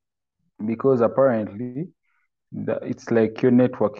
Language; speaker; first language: English; non-native, local second language; Ganda